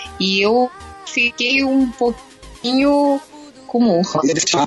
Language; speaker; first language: Portuguese; non-native, learner; Russian